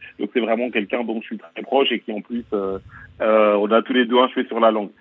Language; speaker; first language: French; native; French